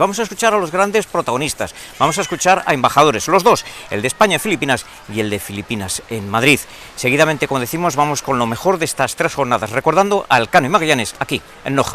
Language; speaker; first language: Spanish; native; Spanish